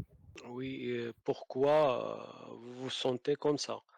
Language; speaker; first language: French; non-native, learner; Arabic